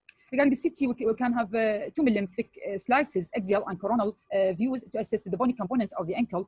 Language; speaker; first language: English; non-native, fluent; Arabic